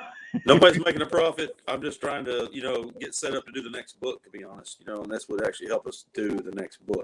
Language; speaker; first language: English; native; English